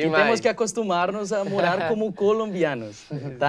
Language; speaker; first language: Portuguese; non-native, learner; Spanish